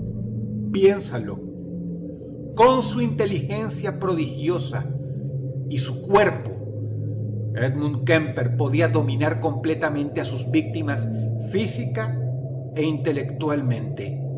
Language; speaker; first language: Spanish; native; Spanish